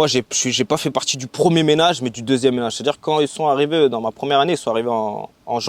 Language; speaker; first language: French; native; French